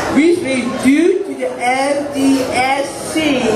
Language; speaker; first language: English; native; English